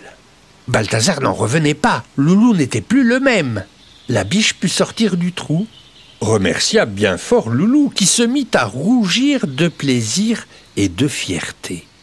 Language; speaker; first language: French; native; French